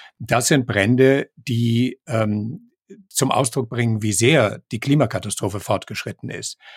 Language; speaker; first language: German; native; German